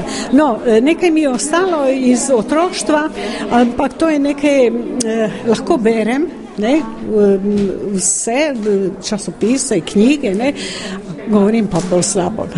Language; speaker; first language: Slovenian; non-native, learner; Croatian